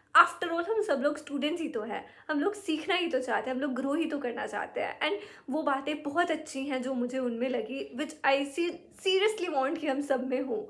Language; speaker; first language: Hindi; native; Hindi